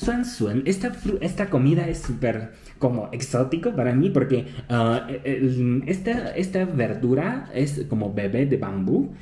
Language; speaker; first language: Spanish; non-native, fluent; Chinese